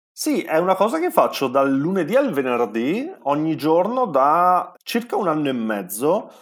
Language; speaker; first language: Italian; native; Italian